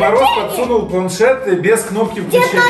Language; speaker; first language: Russian; native; Russian